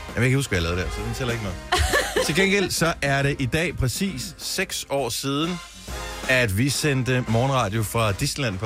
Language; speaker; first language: Danish; native; Danish